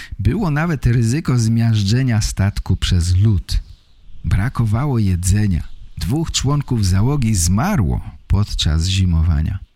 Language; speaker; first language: Polish; native; Polish